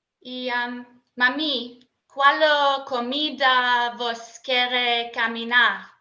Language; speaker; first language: Spanish; non-native, learner; English